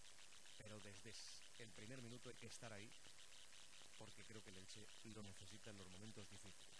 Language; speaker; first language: Spanish; native; Spanish